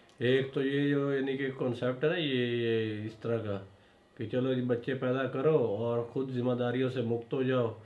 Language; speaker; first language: Urdu; non-native, local second language; Punjabi